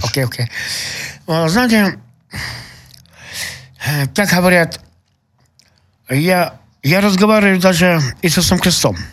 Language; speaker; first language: Russian; non-native, local second language; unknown